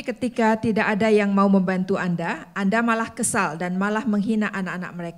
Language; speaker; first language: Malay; non-native, learner; English